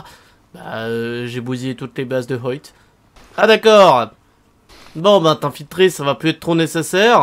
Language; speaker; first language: French; native; French